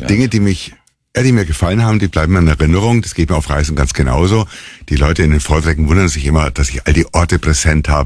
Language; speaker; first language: German; native; German